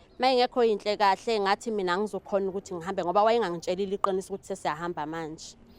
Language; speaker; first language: Zulu; native; Zulu